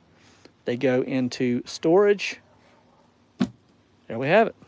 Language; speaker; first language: English; native; English